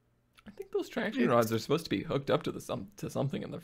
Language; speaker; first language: English; native; English